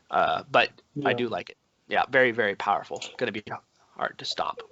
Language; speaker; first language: English; native; English